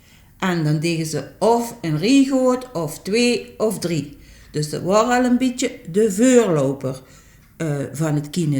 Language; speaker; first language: Dutch; native; Dutch